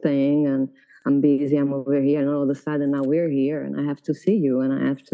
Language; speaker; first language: English; non-native, fluent; Italian